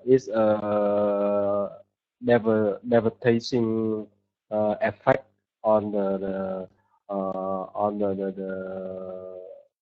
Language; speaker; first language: English; non-native, learner; Vietnamese